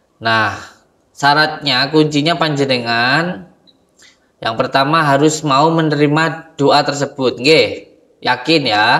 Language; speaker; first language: Indonesian; non-native, local second language; Javanese